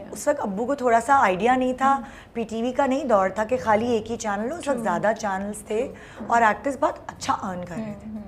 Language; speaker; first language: Urdu; native; Urdu